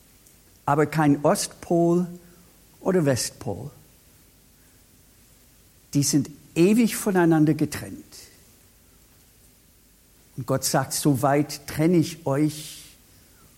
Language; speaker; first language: German; non-native, fluent; English